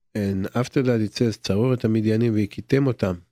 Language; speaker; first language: English; non-native, fluent; Hebrew